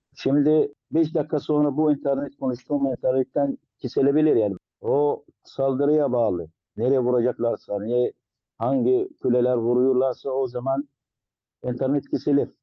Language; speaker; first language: Turkish; non-native, fluent; Arabic